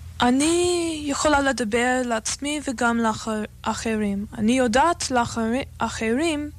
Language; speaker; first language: Hebrew; non-native, fluent; English